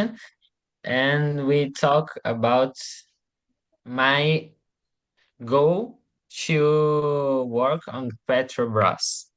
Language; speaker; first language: English; non-native, learner; Portuguese